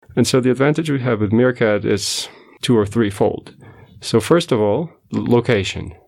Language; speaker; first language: English; non-native, fluent; Portuguese